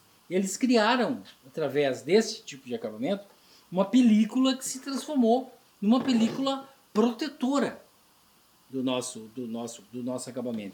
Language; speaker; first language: Portuguese; native; Portuguese